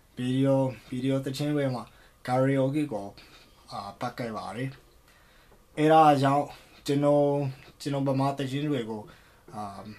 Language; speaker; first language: Burmese; non-native, learner; English